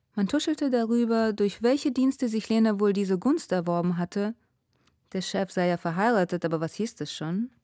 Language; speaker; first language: German; early bilingual, other home language; Russian